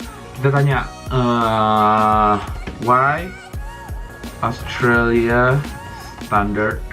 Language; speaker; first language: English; non-native, learner; Indonesian